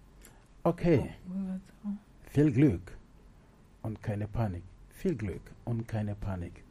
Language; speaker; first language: German; non-native, learner; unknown